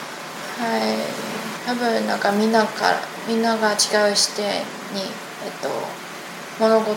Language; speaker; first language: Japanese; non-native, learner; Chinese